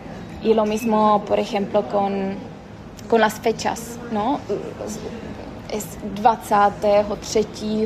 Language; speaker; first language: Spanish; non-native, fluent; Czech